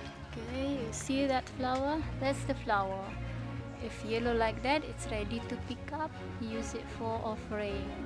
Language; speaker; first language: English; non-native, learner; Indonesian